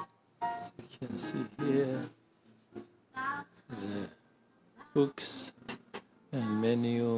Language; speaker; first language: English; non-native, learner; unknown